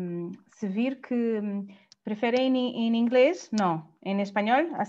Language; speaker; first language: Spanish; non-native, fluent; Portuguese